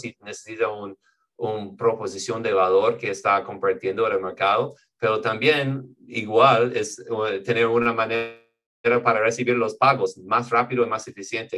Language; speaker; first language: Spanish; non-native, fluent; English